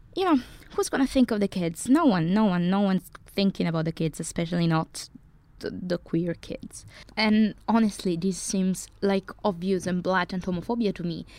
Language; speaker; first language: English; non-native, fluent; Italian